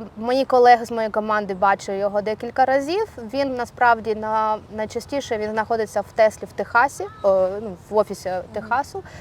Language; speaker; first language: Ukrainian; non-native, local second language; Russian